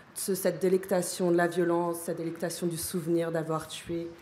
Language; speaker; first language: French; native; French